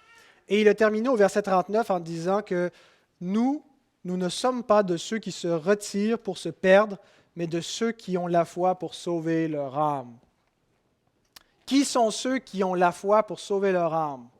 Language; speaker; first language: French; native; French